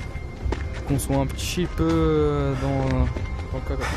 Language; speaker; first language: French; native; French